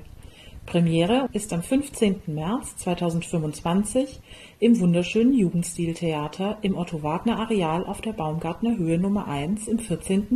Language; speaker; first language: German; native; German